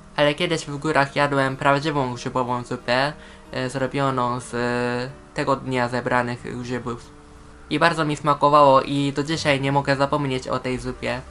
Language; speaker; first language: Polish; non-native, fluent; Japanese